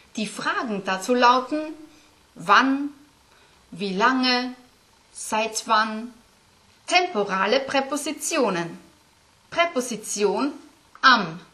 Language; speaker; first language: German; native; German